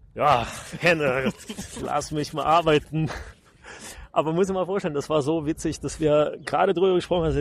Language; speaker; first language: German; non-native, fluent; Russian